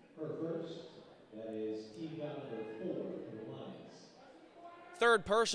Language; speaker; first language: English; native; English